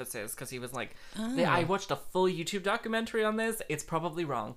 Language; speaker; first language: English; native; English